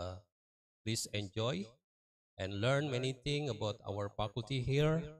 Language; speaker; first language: English; non-native, learner; Indonesian